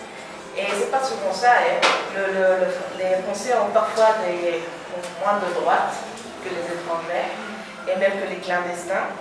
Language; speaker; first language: French; non-native, learner; Spanish